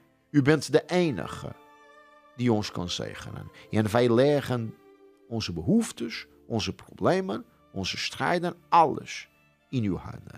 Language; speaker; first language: Dutch; non-native, fluent; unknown